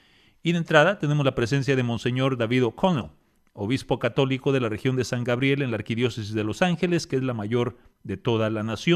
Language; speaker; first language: Spanish; native; Spanish